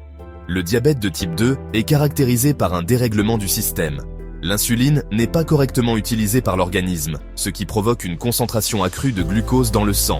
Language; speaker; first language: French; native; French